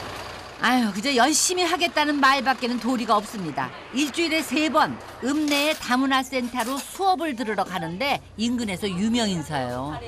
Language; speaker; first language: Korean; native; Korean